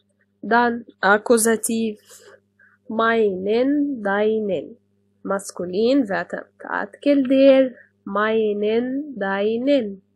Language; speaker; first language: German; non-native, fluent; Arabic